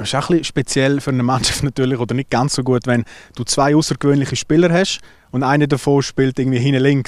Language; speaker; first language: German; native; German